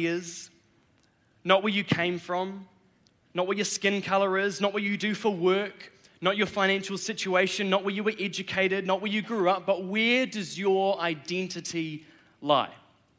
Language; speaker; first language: English; native; English